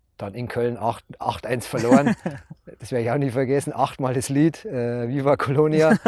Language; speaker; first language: German; native; German